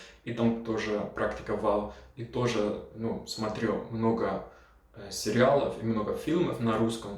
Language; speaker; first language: Russian; non-native, fluent; Dutch